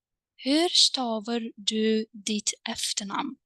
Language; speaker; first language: Swedish; non-native, fluent; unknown